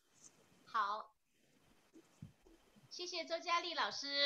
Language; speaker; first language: Chinese; native; Chinese